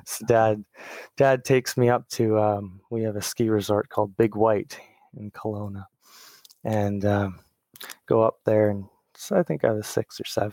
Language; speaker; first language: English; native; English